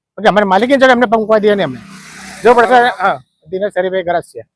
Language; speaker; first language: Gujarati; native; Gujarati